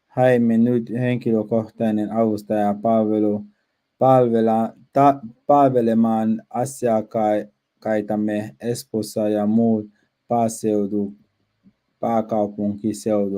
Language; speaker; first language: Finnish; non-native, learner; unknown